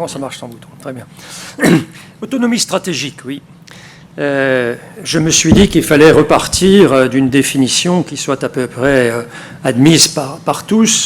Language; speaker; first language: French; native; French